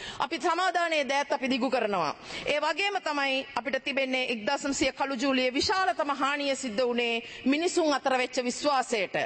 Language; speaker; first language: Sinhala; non-native, local second language; Tamil